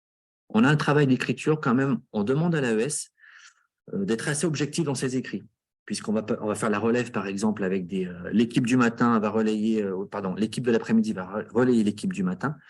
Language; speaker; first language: French; native; French